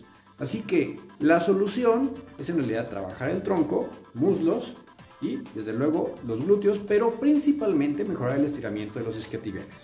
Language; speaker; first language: Spanish; native; Spanish